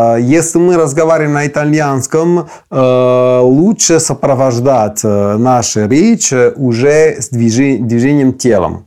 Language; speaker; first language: Russian; non-native, fluent; Italian